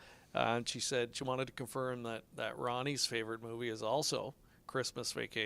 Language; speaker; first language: English; native; English